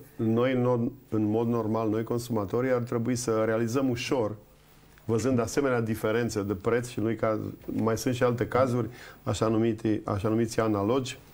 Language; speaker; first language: Romanian; native; Romanian